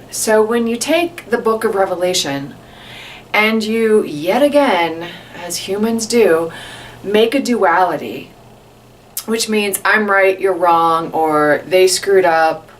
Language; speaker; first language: English; native; English